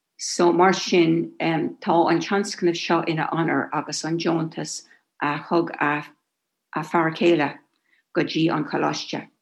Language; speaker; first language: Irish; non-native, local second language; English